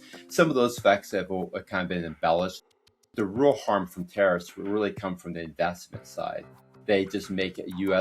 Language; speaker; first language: English; native; English